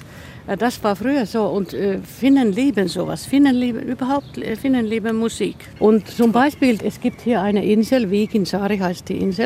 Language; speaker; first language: German; non-native, fluent; Finnish